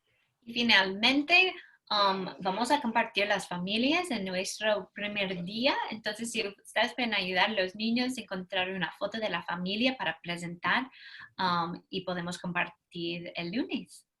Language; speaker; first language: Spanish; non-native, fluent; English